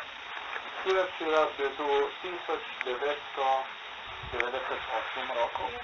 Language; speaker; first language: Polish; non-native, learner; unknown